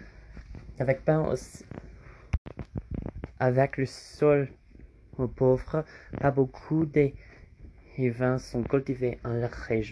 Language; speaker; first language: French; non-native, learner; English